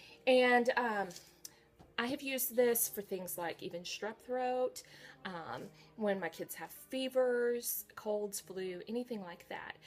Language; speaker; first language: English; native; English